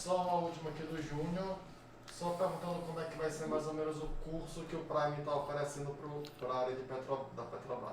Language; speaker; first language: Portuguese; native; Portuguese